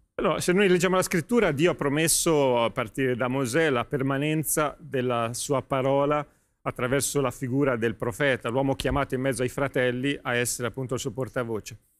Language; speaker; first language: Italian; native; Italian